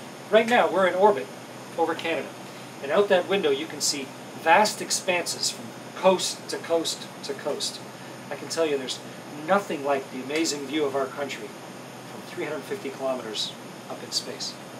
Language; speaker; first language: English; native; English